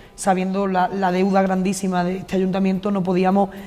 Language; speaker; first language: Spanish; native; Spanish